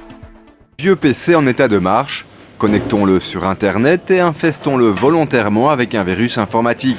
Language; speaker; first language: French; native; French